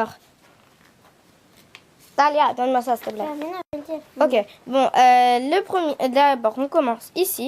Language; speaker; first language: French; native; French